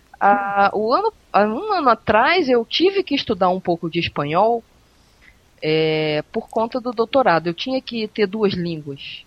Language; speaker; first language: Portuguese; native; Portuguese